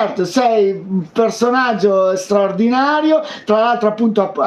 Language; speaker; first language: Italian; native; Italian